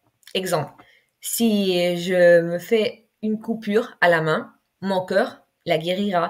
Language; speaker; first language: French; non-native, fluent; Spanish